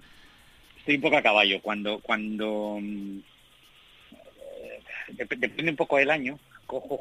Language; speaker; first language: Spanish; native; Spanish